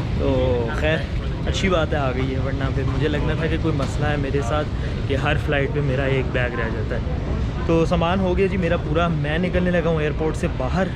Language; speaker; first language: Urdu; native; Urdu